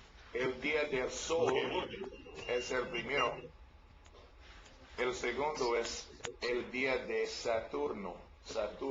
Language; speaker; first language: Spanish; non-native, learner; English